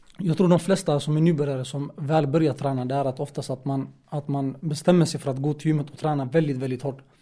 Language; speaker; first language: Swedish; early bilingual, other home language; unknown